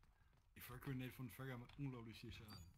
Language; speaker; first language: German; native; German